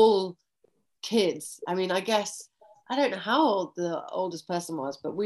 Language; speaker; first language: English; native; English